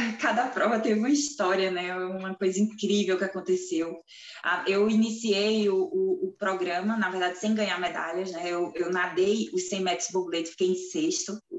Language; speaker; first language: Portuguese; native; Portuguese